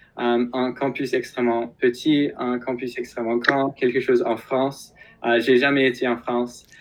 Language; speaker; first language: French; non-native, local second language; English